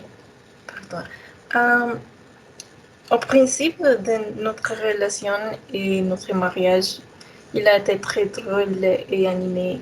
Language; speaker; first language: French; non-native, learner; Spanish